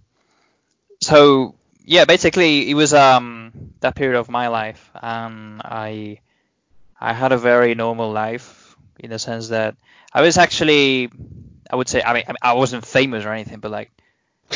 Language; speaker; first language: English; non-native, fluent; Spanish